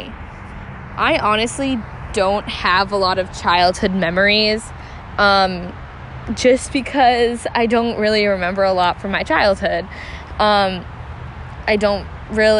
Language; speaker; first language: English; native; English